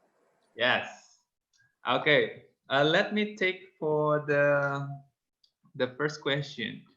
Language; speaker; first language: English; non-native, fluent; Indonesian